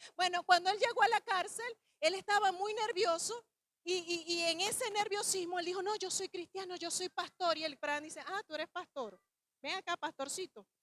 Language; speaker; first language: Spanish; native; Spanish